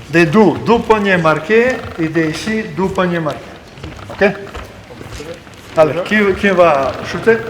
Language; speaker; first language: French; non-native, learner; Serbian